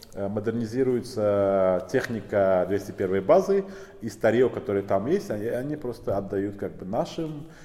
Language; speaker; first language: Russian; non-native, local second language; Tajik